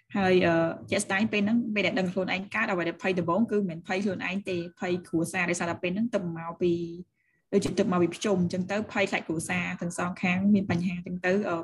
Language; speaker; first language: Khmer; native; Khmer